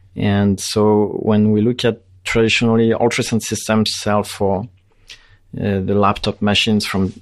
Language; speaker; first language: English; non-native, fluent; French